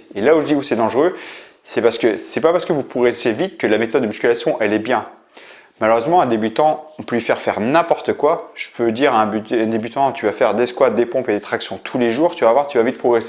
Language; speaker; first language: French; native; French